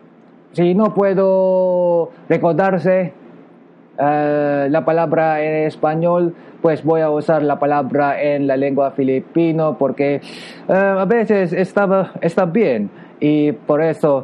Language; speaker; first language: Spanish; non-native, local second language; Filipino